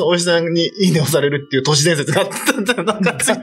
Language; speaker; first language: Japanese; native; Japanese